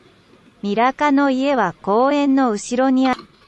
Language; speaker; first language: Japanese; non-native, learner; Vietnamese